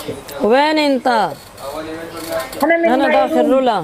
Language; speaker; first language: Arabic; non-native, learner; Pashto